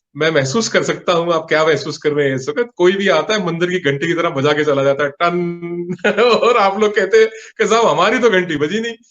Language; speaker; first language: Hindi; non-native, local second language; Punjabi